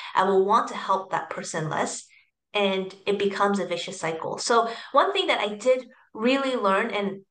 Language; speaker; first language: English; early bilingual, other home language; Cantonese